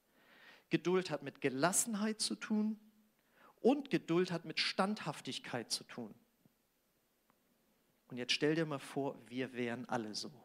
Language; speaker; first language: German; native; German